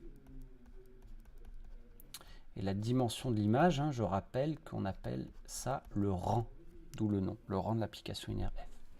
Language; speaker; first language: French; native; French